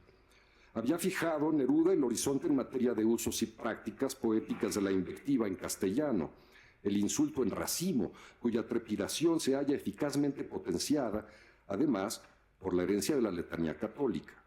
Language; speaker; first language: Spanish; native; Spanish